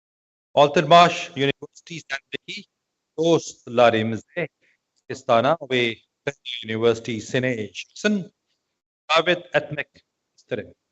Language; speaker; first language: Turkish; non-native, learner; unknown